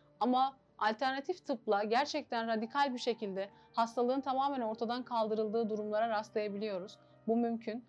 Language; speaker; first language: Turkish; native; Turkish